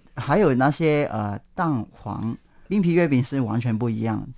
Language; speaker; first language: Chinese; non-native, local second language; Cantonese